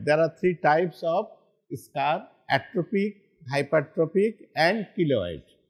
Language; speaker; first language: English; non-native, local second language; Bangla